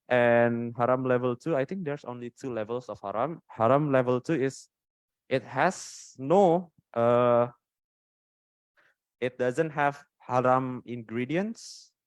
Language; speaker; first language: English; non-native, fluent; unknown